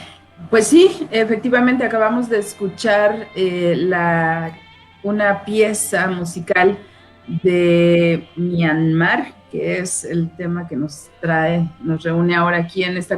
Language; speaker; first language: Spanish; native; Spanish